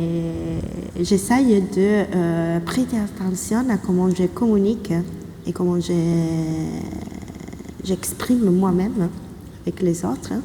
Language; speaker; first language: French; non-native, fluent; Italian